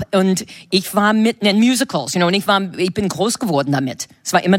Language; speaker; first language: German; non-native, fluent; English